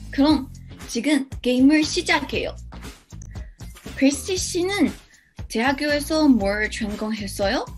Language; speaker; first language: Korean; non-native, learner; English